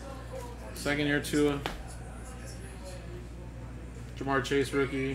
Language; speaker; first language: English; native; English